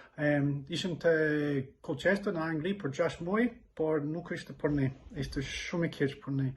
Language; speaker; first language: Albanian; non-native, learner; English